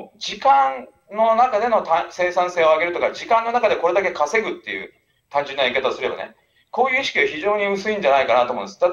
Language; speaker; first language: Japanese; native; Japanese